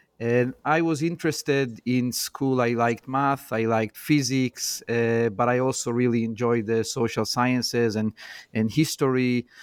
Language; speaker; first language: English; non-native, fluent; Hebrew